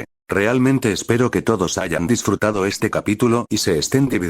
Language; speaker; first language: Spanish; native; Spanish